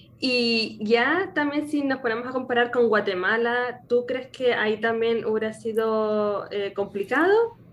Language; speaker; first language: Spanish; native; Spanish